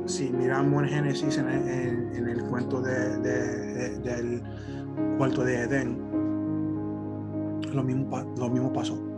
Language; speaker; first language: Spanish; early bilingual, heritage; Spanish